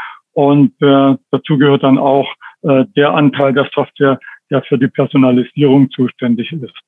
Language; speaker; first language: German; native; German